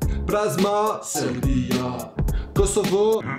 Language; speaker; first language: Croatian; non-native, fluent; French